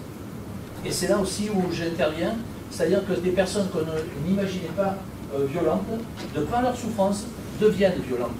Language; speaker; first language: French; native; French